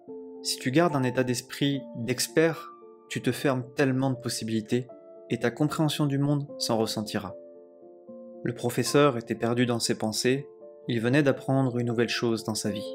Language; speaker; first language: French; native; French